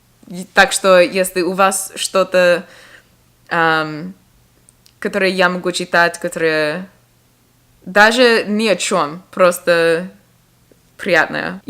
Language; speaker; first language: Russian; non-native, fluent; English